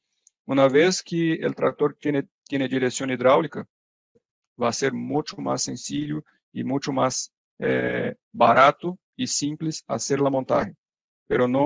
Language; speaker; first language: Spanish; non-native, fluent; Portuguese